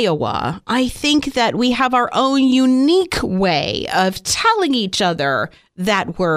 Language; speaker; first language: English; native; English